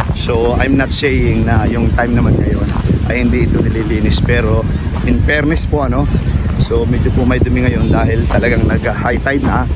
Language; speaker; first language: Filipino; non-native, local second language; Bikol